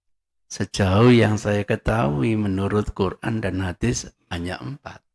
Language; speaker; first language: Indonesian; non-native, local second language; Javanese